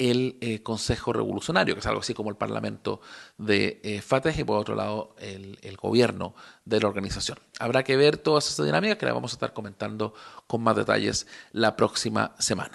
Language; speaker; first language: Spanish; native; Spanish